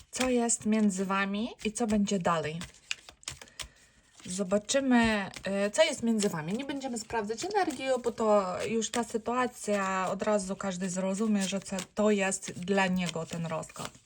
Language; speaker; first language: Polish; non-native, learner; Ukrainian